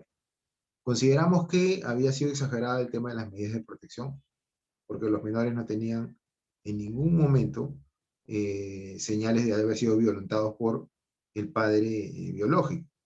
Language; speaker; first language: Spanish; native; Spanish